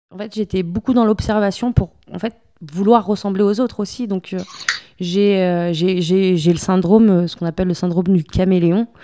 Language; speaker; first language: French; early bilingual, other home language; Spanish